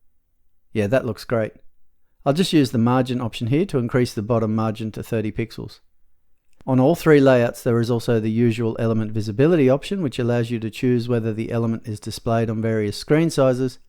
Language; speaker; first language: English; native; English